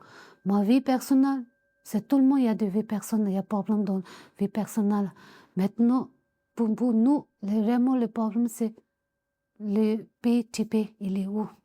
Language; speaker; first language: French; non-native, learner; Tibetan